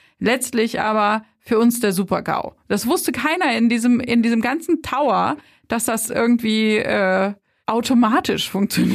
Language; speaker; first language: German; native; German